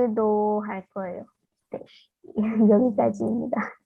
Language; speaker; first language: Korean; non-native, learner; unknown